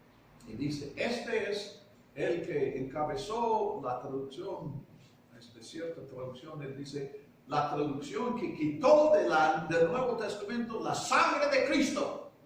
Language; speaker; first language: Spanish; non-native, fluent; English